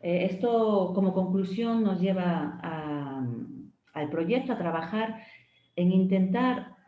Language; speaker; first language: Spanish; native; Spanish